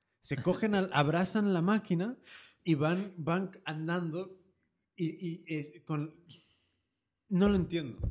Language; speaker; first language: Spanish; native; Spanish